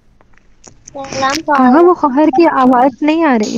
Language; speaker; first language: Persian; non-native, learner; Urdu